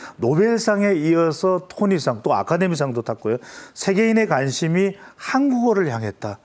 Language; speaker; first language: Korean; native; Korean